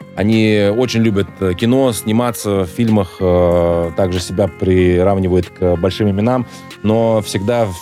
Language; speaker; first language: Russian; native; Russian